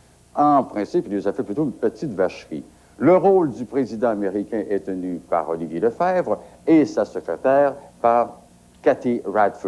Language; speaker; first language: French; native; French